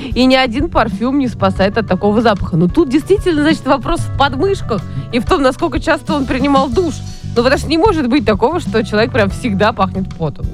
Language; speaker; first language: Russian; native; Russian